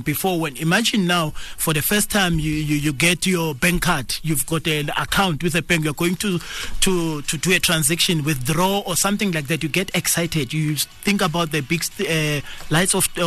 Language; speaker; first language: English; non-native, local second language; Tsonga